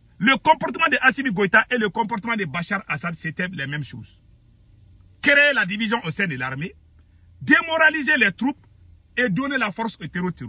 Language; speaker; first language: French; non-native, local second language; Bambara